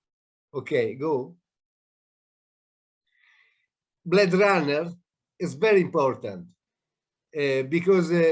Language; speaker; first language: English; non-native, learner; Italian